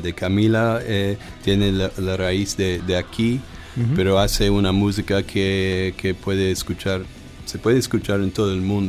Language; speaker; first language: Spanish; non-native, fluent; English